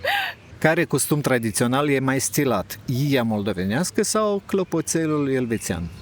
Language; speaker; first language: Romanian; native; Romanian